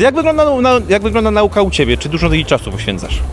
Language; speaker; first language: Polish; native; Polish